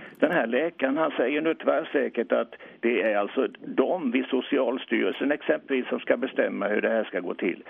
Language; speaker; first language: Swedish; native; Swedish